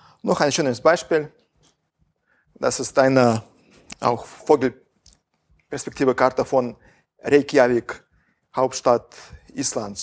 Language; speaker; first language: German; non-native, fluent; Russian